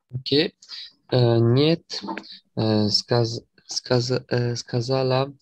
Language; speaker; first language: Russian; non-native, learner; French